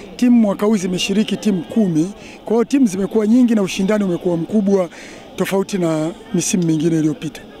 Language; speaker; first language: Swahili; native; Swahili